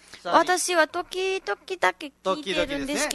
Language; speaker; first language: Japanese; non-native, learner; Nepali